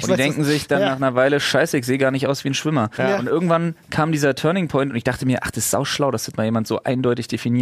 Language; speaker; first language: German; native; German